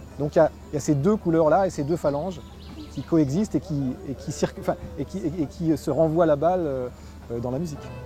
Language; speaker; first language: French; native; French